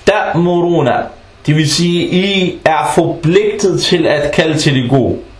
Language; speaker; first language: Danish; early bilingual, other home language; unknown